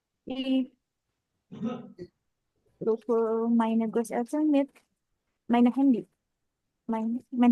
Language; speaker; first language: German; non-native, learner; Indonesian